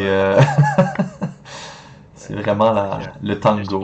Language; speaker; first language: French; native; French